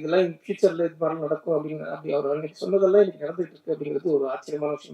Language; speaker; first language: Tamil; native; Tamil